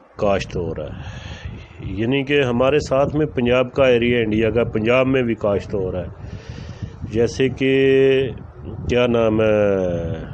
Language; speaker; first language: Urdu; native; Urdu